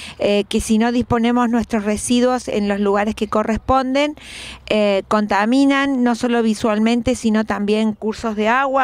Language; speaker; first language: Spanish; native; Spanish